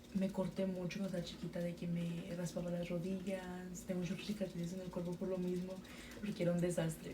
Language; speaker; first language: Spanish; early bilingual, heritage; Spanish